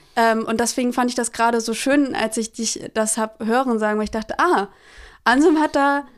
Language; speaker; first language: German; early bilingual, other home language; Greek